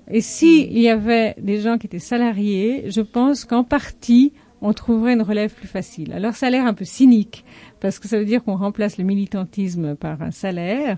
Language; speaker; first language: French; native; French